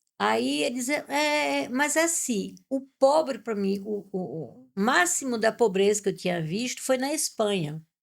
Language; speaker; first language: Portuguese; non-native, fluent; French